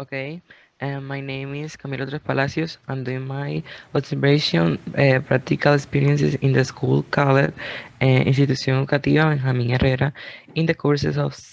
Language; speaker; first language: English; non-native, learner; Spanish